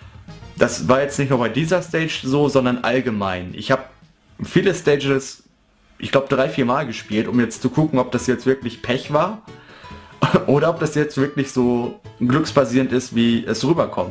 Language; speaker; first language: German; native; German